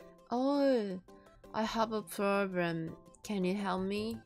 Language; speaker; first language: English; non-native, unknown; Japanese